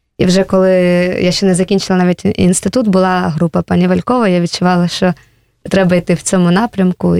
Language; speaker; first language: Ukrainian; native; Ukrainian